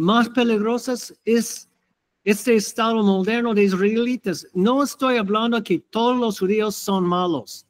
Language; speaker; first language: Spanish; non-native, fluent; English